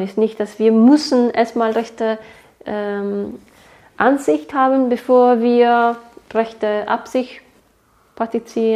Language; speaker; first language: German; non-native, fluent; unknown